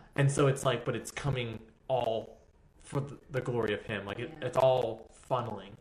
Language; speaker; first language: English; early bilingual, other home language; Spanish